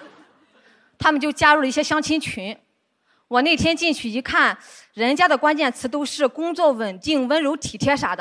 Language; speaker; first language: Chinese; native; Chinese